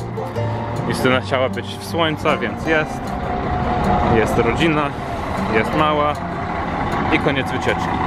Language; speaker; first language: Polish; non-native, learner; English